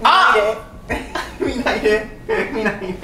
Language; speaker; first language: Japanese; non-native, learner; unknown